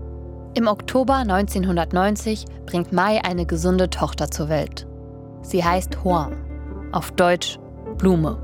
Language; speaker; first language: German; native; German